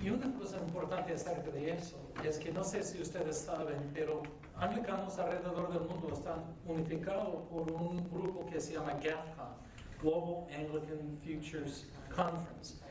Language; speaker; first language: Spanish; non-native, fluent; English